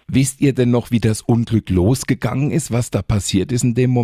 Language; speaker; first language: German; native; German